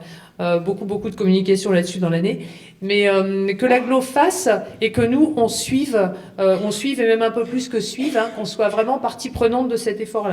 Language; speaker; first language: French; native; French